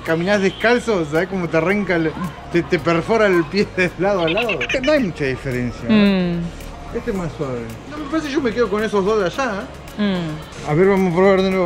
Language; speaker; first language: Spanish; native; Spanish